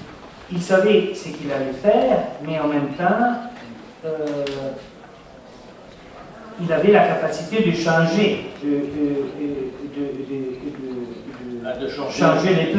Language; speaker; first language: French; non-native, fluent; Italian